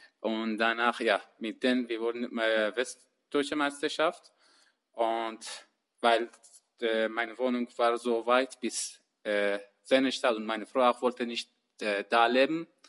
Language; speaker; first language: German; non-native, learner; Persian